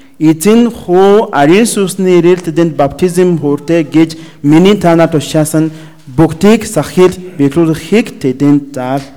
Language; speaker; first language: Mongolian; non-native, learner; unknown